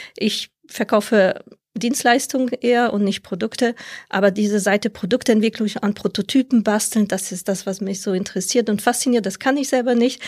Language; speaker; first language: German; non-native, fluent; French